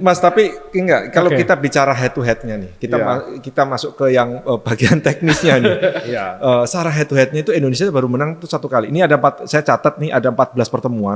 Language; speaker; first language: Indonesian; native; Indonesian